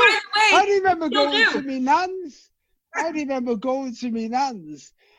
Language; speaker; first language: English; native; English